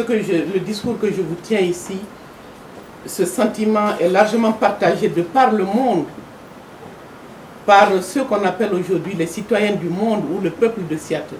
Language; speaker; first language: French; non-native, local second language; Bambara